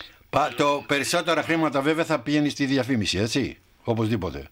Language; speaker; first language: Greek; native; Greek